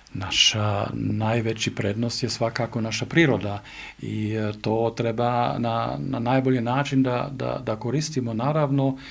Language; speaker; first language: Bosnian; non-native, learner; German